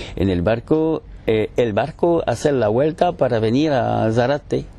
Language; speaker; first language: Spanish; non-native, learner; French